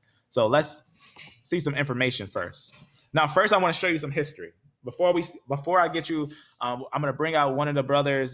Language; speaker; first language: English; native; English